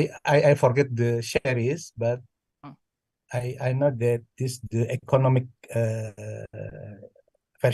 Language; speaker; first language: English; non-native, learner; Indonesian